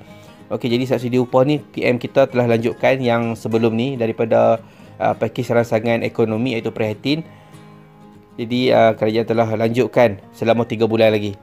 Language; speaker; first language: Malay; native; Malay